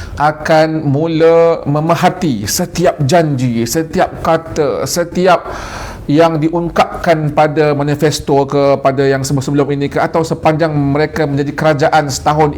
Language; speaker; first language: Malay; native; Malay